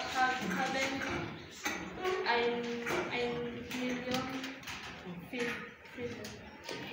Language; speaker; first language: German; non-native, learner; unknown